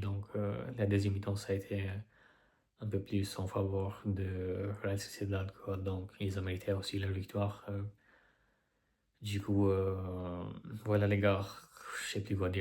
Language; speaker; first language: French; non-native, fluent; Albanian